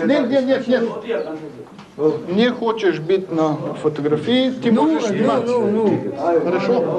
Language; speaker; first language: Russian; non-native, learner; French